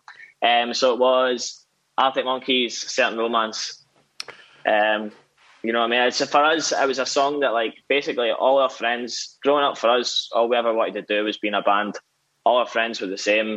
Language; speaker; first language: English; native; English